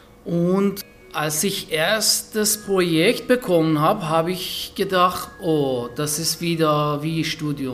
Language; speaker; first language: German; non-native, fluent; Persian